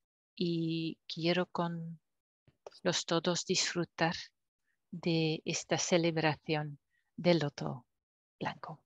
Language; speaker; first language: Spanish; non-native, fluent; French